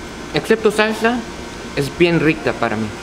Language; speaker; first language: Spanish; non-native, fluent; Korean